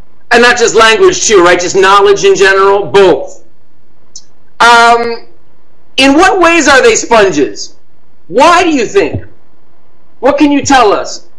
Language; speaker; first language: English; native; English